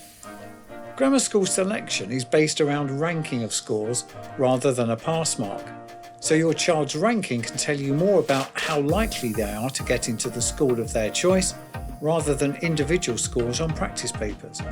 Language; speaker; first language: English; native; English